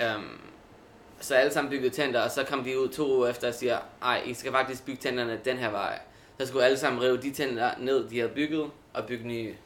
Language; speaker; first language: Danish; early bilingual, heritage; Danish